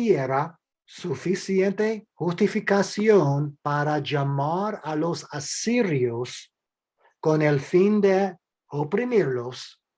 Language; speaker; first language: Spanish; non-native, fluent; English